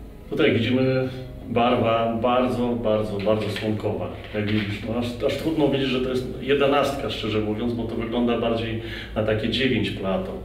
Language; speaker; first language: Polish; native; Polish